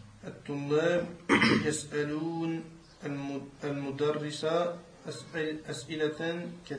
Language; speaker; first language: Arabic; non-native, learner; French